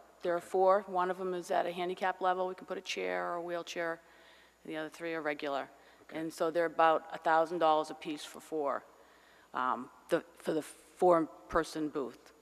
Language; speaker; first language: English; native; English